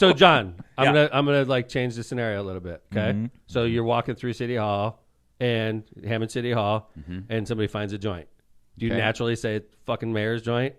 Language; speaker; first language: English; native; English